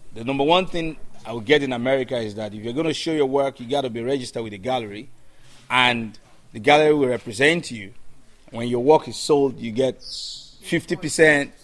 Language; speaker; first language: English; non-native, local second language; Yoruba